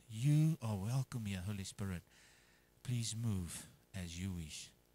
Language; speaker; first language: English; non-native, local second language; Afrikaans